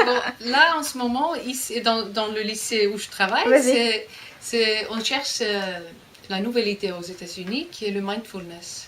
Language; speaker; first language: French; non-native, fluent; Icelandic